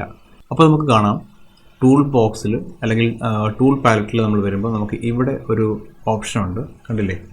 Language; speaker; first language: Malayalam; native; Malayalam